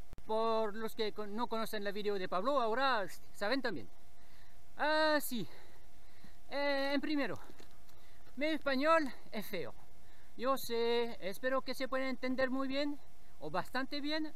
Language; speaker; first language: Spanish; non-native, learner; French